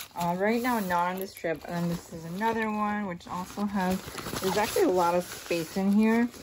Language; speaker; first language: English; native; English